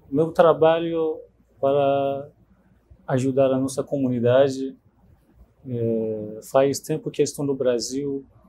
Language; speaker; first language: Portuguese; non-native, fluent; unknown